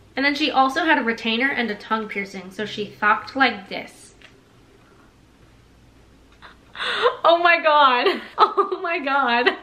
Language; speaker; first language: English; native; English